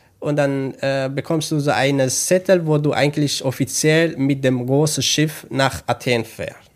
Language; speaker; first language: German; non-native, learner; Kurdish